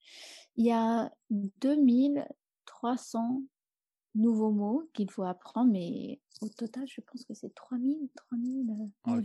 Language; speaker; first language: French; non-native, fluent; English